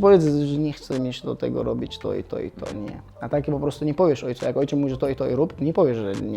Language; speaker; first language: Polish; non-native, fluent; Chechen